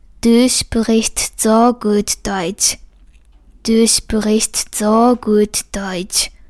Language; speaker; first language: German; non-native, fluent; Japanese